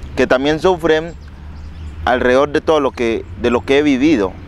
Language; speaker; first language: Spanish; native; Spanish